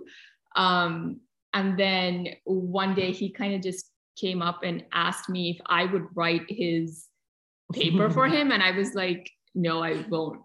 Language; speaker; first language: English; non-native, local second language; Malayalam